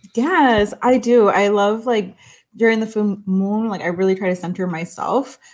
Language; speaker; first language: English; early bilingual, other home language; Spanish